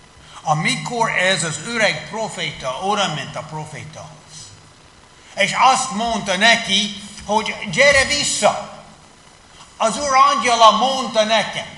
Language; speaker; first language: Hungarian; non-native, fluent; English